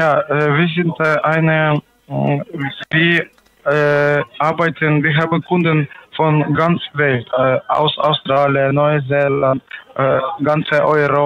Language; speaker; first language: German; non-native, learner; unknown